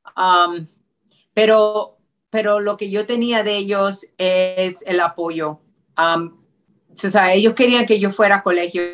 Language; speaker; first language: Spanish; early bilingual, heritage; Spanish